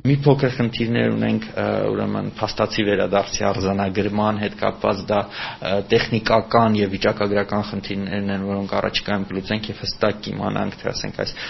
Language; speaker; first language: Armenian; native; Armenian